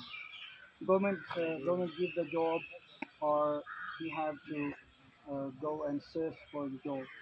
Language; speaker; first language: English; non-native, local second language; Urdu